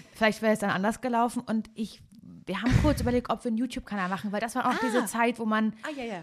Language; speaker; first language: German; native; German